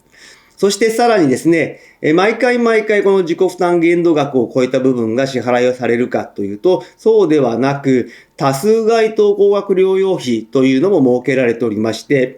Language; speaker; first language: Japanese; native; Japanese